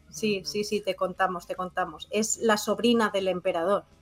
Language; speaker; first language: Spanish; native; Spanish